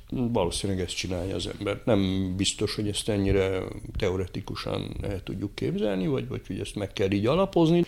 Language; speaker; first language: Hungarian; native; Hungarian